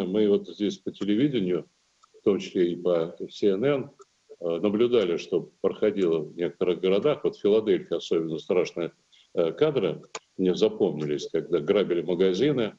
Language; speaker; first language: Russian; native; Russian